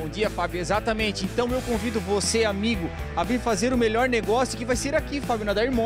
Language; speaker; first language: Portuguese; native; Portuguese